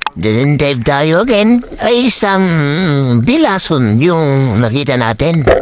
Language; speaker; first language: Filipino; native; Filipino